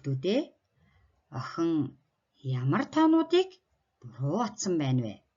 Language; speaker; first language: Mongolian; native; Mongolian